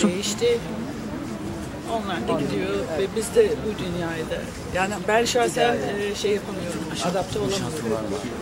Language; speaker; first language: Turkish; non-native, fluent; English